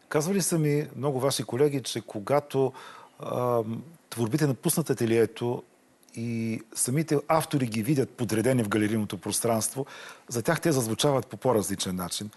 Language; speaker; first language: Bulgarian; native; Bulgarian